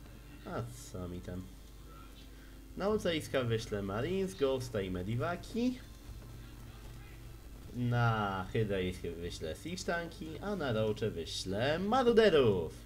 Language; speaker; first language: Polish; native; Polish